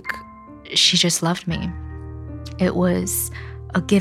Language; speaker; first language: English; native; English